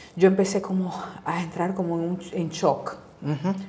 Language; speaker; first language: Spanish; native; Spanish